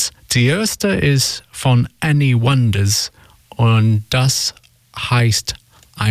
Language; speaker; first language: German; non-native, learner; English